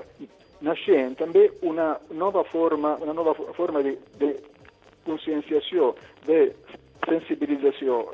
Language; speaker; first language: Catalan; non-native, local second language; Italian